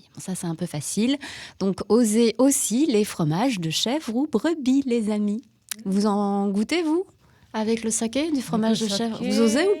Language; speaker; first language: French; native; French